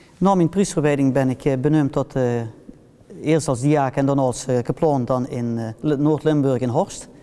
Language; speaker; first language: Dutch; early bilingual, heritage; Dutch